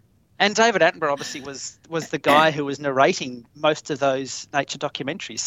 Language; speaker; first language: English; native; English